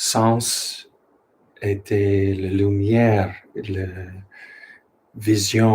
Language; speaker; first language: French; non-native, learner; English